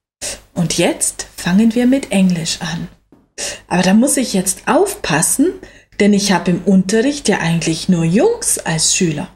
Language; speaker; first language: German; native; German